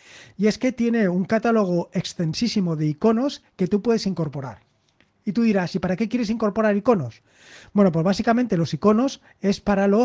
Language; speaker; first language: Spanish; native; Spanish